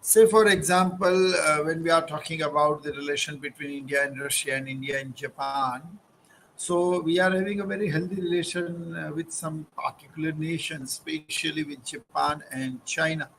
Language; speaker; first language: English; non-native, local second language; Gujarati